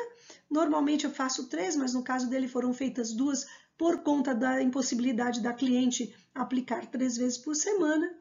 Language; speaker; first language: Portuguese; native; Portuguese